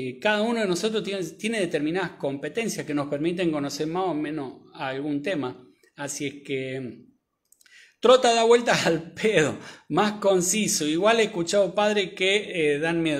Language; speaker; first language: Spanish; native; Spanish